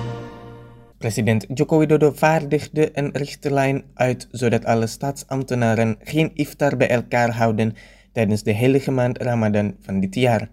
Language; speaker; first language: Dutch; non-native, fluent; Indonesian